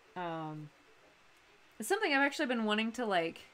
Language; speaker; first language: English; native; English